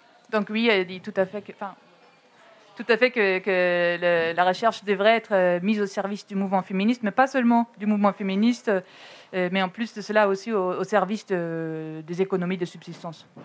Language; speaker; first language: French; non-native, fluent; German